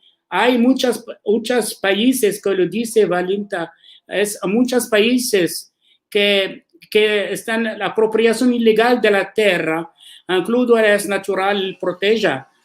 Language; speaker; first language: Spanish; non-native, learner; Arabic